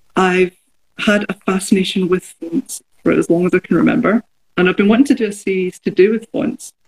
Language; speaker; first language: English; native; English